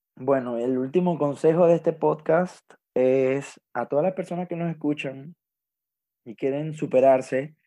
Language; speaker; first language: Spanish; native; Spanish